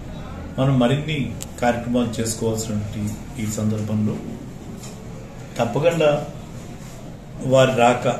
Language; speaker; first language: Telugu; native; Telugu